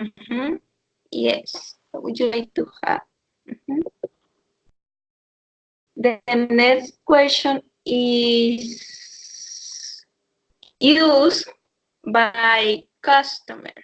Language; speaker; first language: English; non-native, learner; Spanish